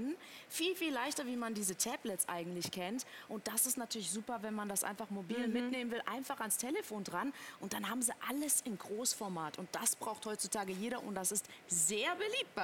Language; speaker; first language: German; native; German